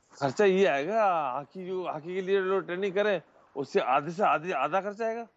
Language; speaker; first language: Urdu; non-native, local second language; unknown